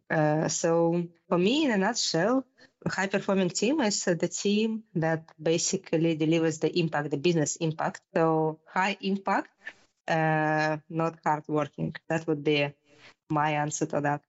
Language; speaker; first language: English; non-native, fluent; Russian